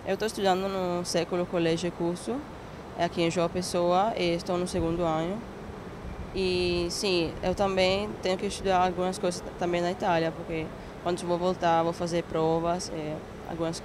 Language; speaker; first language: Portuguese; non-native, learner; Italian